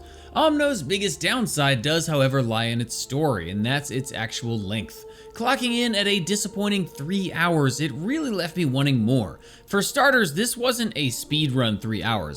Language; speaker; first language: English; native; English